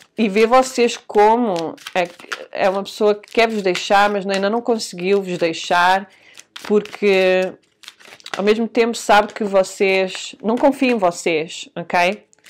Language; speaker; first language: Portuguese; early bilingual, heritage; Portuguese